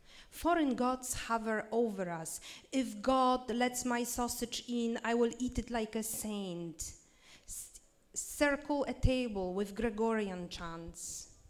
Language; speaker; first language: English; non-native, fluent; Polish